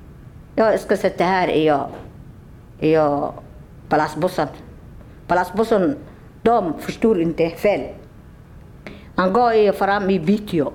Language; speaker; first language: Swedish; non-native, learner; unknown